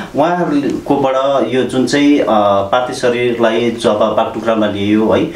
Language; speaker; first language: Nepali; native; Nepali